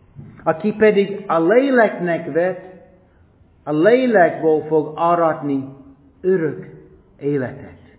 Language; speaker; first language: Hungarian; non-native, fluent; English